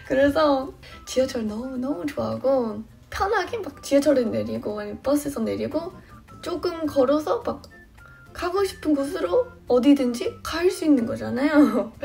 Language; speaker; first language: Korean; non-native, fluent; English